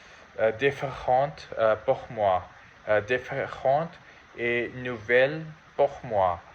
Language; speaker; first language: French; non-native, learner; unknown